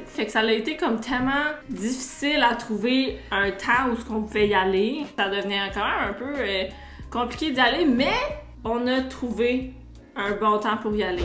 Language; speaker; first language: French; native; French